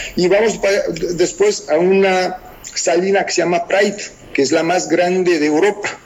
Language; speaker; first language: Spanish; non-native, fluent; Romanian